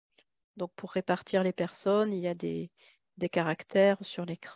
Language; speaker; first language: French; native; French